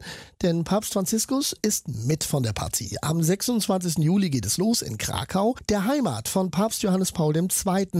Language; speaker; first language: German; native; German